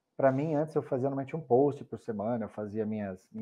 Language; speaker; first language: Portuguese; native; Portuguese